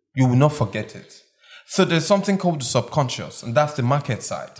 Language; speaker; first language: English; non-native, local second language; Yoruba